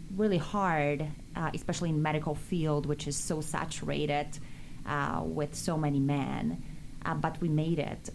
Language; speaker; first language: English; non-native, fluent; Polish